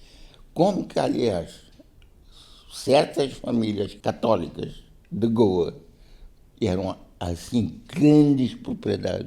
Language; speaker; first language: Portuguese; non-native, local second language; Konkani